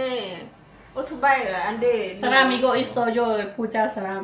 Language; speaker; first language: Korean; non-native, learner; Lao